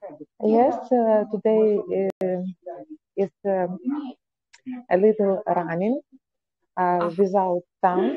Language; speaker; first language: English; non-native, learner; Ukrainian